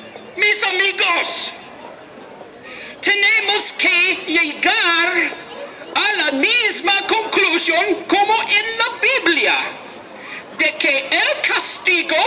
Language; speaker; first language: Spanish; non-native, learner; English